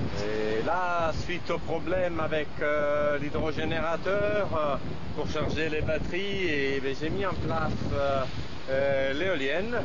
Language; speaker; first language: French; non-native, fluent; Italian